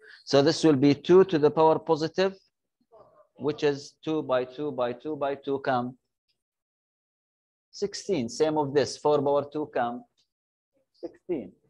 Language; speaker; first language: English; non-native, fluent; Arabic